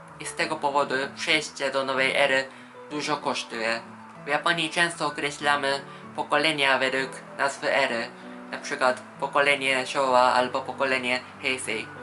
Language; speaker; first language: Polish; non-native, fluent; Japanese